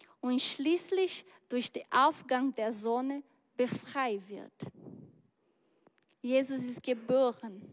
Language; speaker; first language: German; non-native, learner; Portuguese